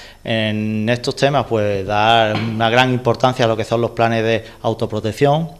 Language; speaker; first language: Spanish; native; Spanish